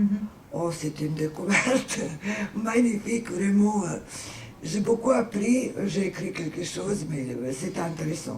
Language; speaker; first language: French; non-native, fluent; Serbian